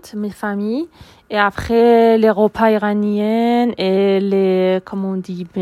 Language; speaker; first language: French; non-native, learner; Persian